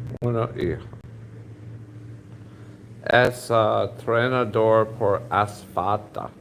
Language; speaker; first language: Spanish; non-native, learner; English